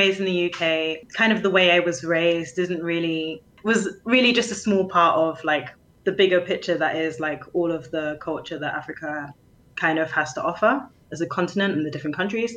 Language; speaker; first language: English; native; English